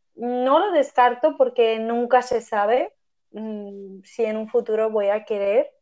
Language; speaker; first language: Spanish; non-native, fluent; Armenian